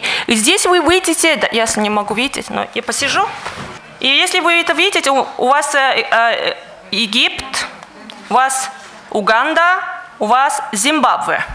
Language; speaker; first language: Russian; non-native, fluent; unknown